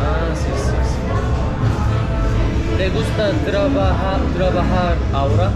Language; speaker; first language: Spanish; non-native, learner; Korean